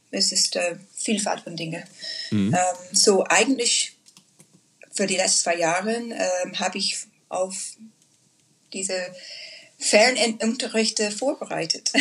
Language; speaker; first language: German; non-native, learner; English